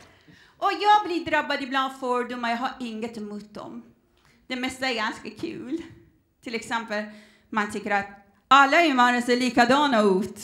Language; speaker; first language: Swedish; non-native, fluent; Persian